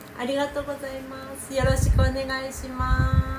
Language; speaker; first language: Japanese; non-native, fluent; Thai